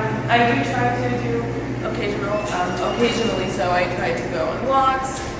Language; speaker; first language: English; native; English